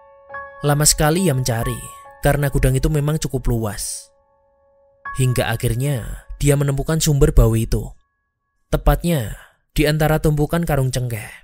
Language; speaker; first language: Indonesian; native; Indonesian